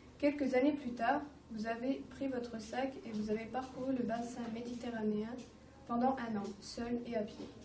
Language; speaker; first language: French; native; French